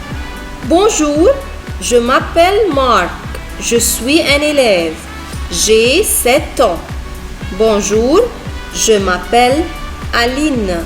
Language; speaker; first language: French; non-native, fluent; Arabic